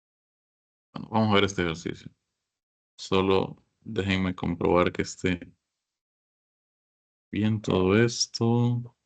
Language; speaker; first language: Spanish; native; Spanish